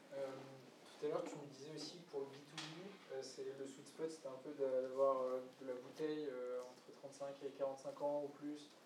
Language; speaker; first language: French; native; French